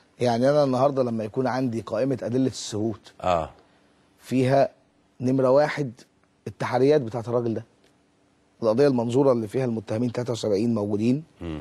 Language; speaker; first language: Arabic; native; Arabic